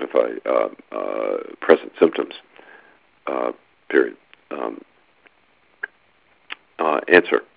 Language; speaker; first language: English; native; English